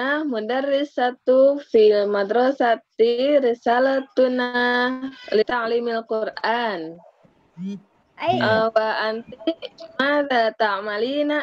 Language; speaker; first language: Arabic; non-native, learner; Indonesian